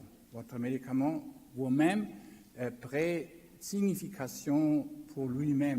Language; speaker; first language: French; non-native, learner; German